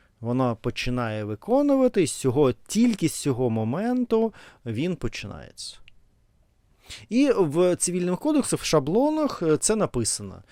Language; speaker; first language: Ukrainian; non-native, learner; Russian